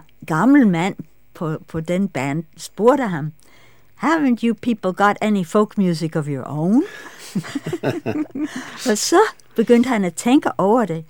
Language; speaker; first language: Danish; non-native, fluent; English